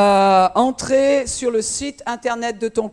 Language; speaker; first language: French; native; French